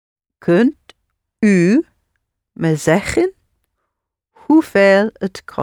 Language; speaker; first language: Dutch; non-native, learner; English